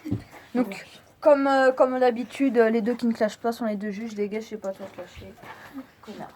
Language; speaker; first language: French; native; French